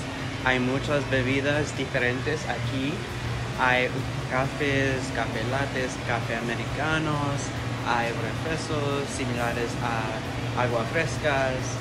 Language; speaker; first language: Spanish; non-native, learner; English